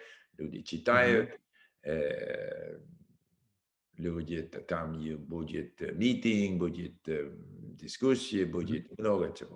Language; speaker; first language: Russian; non-native, learner; English